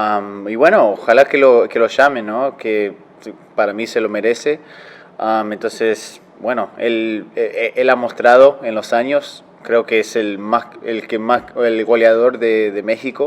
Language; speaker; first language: Spanish; early bilingual, heritage; Spanish